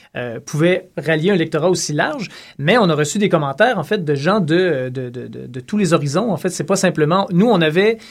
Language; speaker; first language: French; native; French